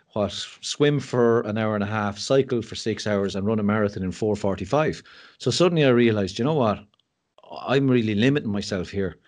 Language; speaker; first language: English; native; English